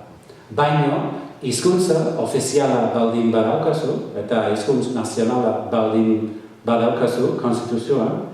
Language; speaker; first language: Basque; non-native, learner; English